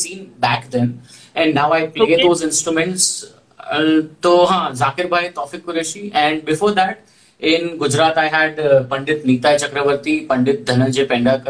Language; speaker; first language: English; non-native, local second language; Gujarati